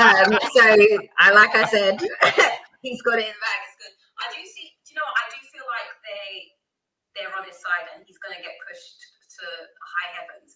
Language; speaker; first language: English; native; English